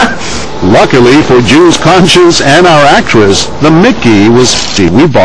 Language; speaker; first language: English; native; English